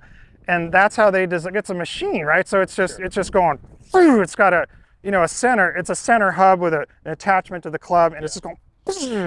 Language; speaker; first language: English; native; English